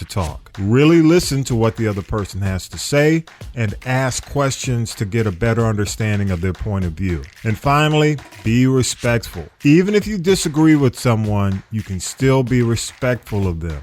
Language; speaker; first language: English; native; English